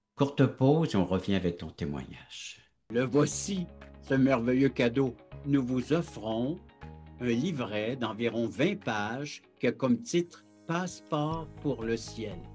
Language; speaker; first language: French; native; French